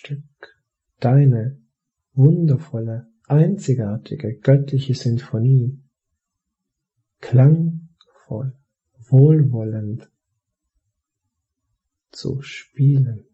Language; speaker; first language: German; native; German